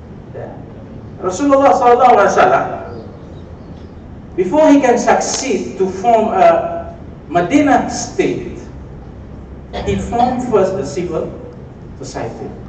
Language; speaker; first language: English; non-native, local second language; Malay